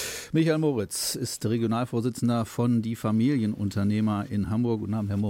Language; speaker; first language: German; native; German